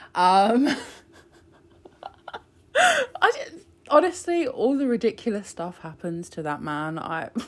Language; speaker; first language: English; native; English